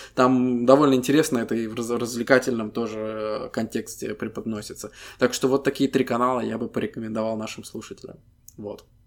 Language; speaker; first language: Russian; native; Russian